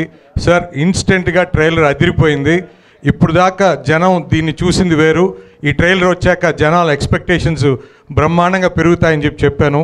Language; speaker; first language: Telugu; native; Telugu